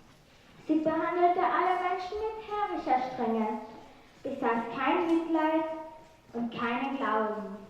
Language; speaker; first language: German; native; German